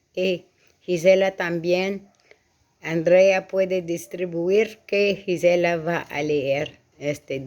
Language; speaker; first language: Spanish; non-native, learner; French